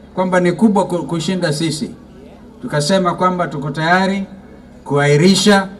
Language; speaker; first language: Swahili; native; Swahili